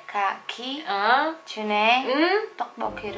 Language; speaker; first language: Korean; non-native, learner; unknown